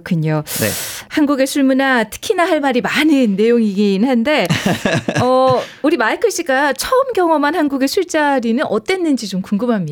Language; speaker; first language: Korean; native; Korean